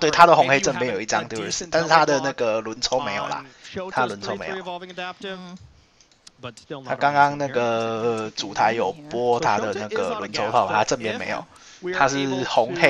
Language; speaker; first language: Chinese; native; Chinese